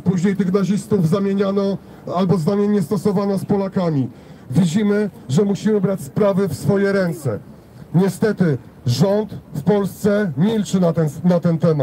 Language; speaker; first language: Polish; native; Polish